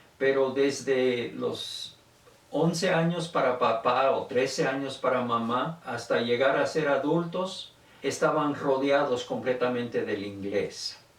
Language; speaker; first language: Spanish; native; Spanish